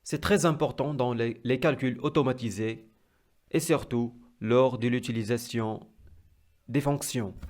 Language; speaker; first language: French; non-native, local second language; Arabic